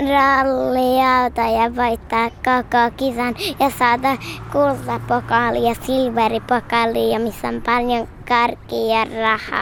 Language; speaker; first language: Finnish; early bilingual, heritage; Finnish